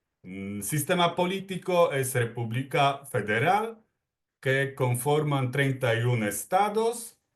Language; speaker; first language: Spanish; non-native, fluent; Polish